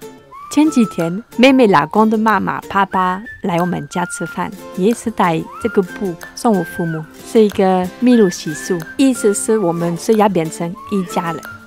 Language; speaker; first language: Chinese; non-native, fluent; French